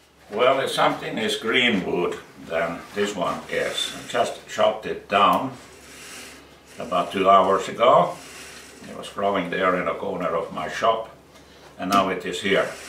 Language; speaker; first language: English; non-native, fluent; Finnish